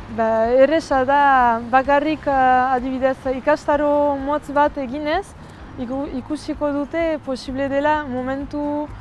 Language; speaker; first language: Basque; non-native, local second language; French